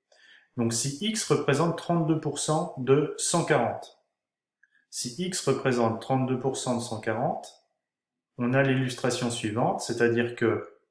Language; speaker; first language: French; native; French